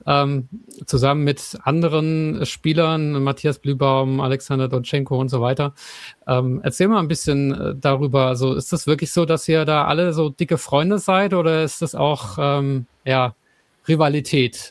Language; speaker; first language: German; native; German